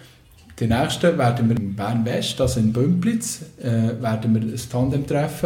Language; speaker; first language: German; native; German